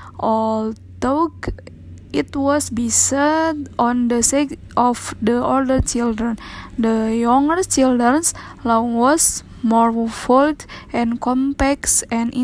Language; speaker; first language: English; non-native, learner; Indonesian